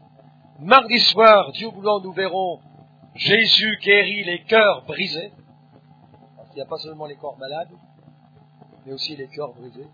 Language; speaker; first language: French; native; French